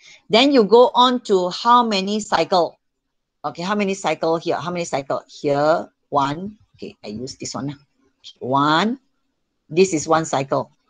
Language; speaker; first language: English; non-native, local second language; Malay